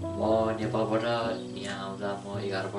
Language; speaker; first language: Nepali; early bilingual, heritage; Nepali